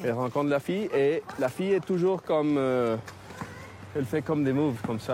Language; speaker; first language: French; non-native, fluent; Spanish